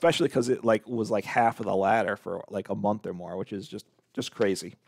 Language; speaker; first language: English; native; English